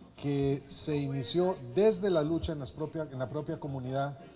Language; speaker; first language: Spanish; early bilingual, heritage; Spanish